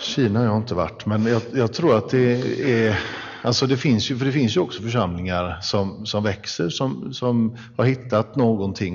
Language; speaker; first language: Swedish; native; Swedish